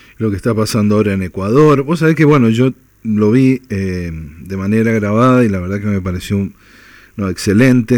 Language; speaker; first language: Spanish; native; Spanish